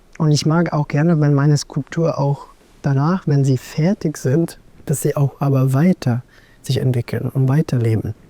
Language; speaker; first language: German; non-native, fluent; Italian